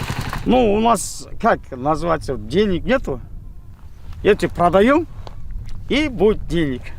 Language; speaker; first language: Russian; non-native, local second language; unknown